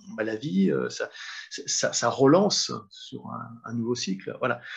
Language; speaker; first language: French; native; French